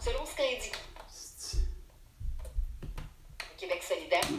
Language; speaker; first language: French; native; French